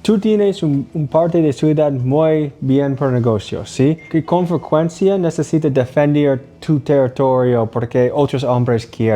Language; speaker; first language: Spanish; non-native, learner; English